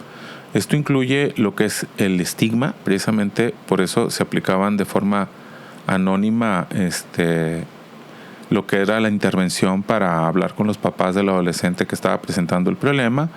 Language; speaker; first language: Spanish; native; Spanish